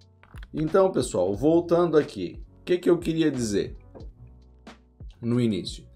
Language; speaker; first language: Portuguese; native; Portuguese